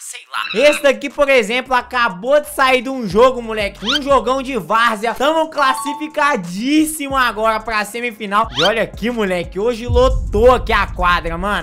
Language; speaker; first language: Portuguese; native; Portuguese